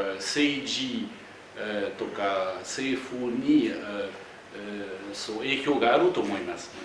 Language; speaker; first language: Japanese; non-native, fluent; French